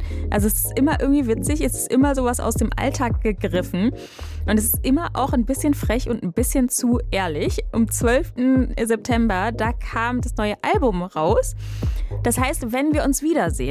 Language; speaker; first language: German; native; German